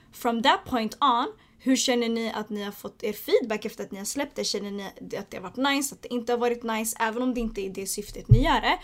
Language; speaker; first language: Swedish; early bilingual, other home language; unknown